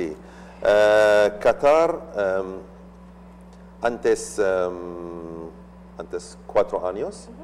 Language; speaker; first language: Spanish; non-native, learner; Arabic